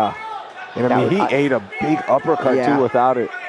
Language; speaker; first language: English; native; English